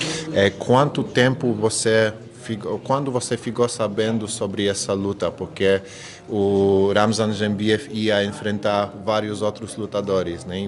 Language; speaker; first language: Portuguese; non-native, fluent; Polish